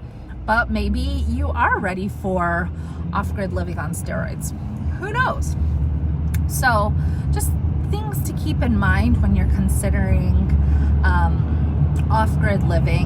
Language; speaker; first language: English; native; English